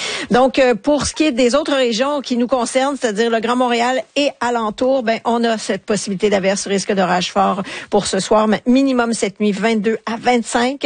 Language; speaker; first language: French; native; French